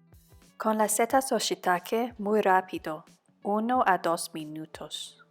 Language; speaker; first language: Spanish; non-native, fluent; Cantonese